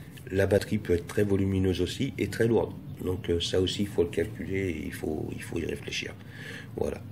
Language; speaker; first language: French; native; French